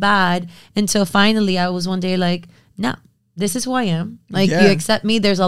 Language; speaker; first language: English; early bilingual, other home language; Spanish